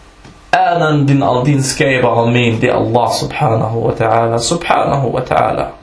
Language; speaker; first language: Danish; early bilingual, other home language; Arabic